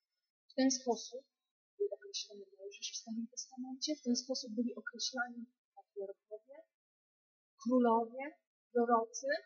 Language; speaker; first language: Polish; native; Polish